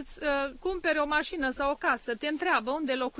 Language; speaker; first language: Romanian; native; Romanian